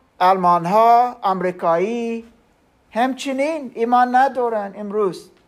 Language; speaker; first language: Persian; non-native, learner; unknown